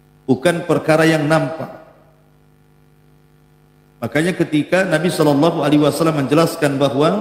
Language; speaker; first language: Indonesian; native; Indonesian